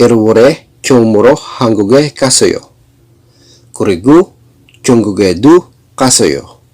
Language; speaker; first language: Korean; non-native, learner; Filipino